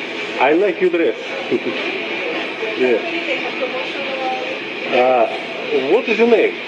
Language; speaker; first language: English; non-native, learner; Russian